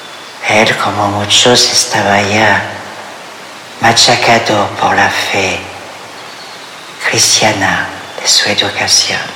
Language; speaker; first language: Spanish; non-native, fluent; French